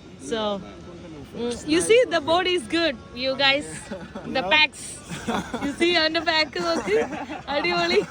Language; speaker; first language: English; non-native, local second language; Malayalam